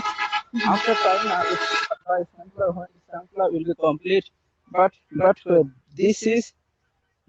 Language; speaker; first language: English; non-native, learner; Bangla